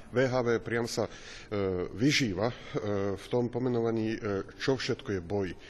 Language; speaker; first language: Slovak; native; Slovak